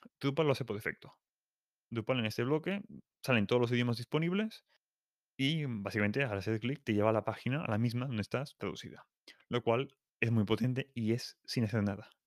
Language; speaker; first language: Spanish; non-native, local second language; Catalan